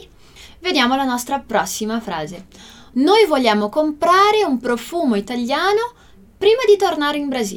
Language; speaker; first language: Italian; non-native, fluent; Portuguese